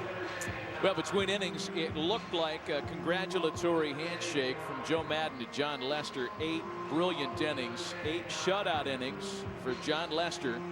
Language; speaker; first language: English; native; English